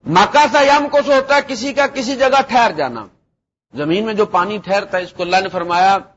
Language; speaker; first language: Urdu; non-native, local second language; Punjabi